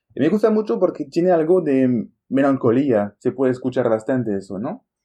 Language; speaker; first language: Spanish; non-native, fluent; French